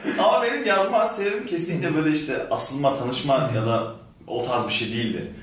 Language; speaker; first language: Turkish; early bilingual, heritage; Turkish